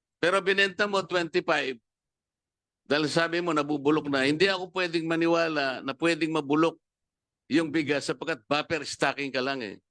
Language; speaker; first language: Filipino; non-native, local second language; Pampanga